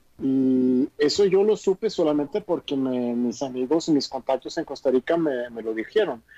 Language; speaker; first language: Spanish; non-native, fluent; Swedish